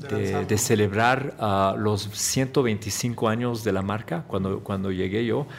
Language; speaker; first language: Spanish; early bilingual, heritage; Spanish